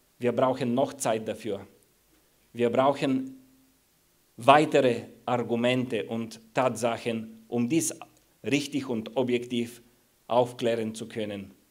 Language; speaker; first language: German; non-native, fluent; Bulgarian